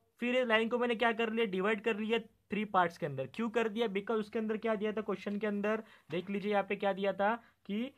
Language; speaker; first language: Hindi; non-native, local second language; Marathi